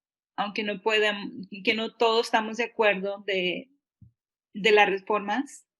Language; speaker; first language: Spanish; early bilingual, heritage; Spanish